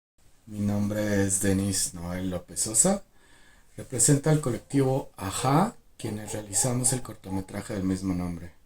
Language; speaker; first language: Spanish; native; Spanish